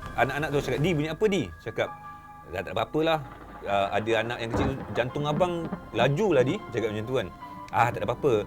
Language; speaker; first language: Malay; native; Malay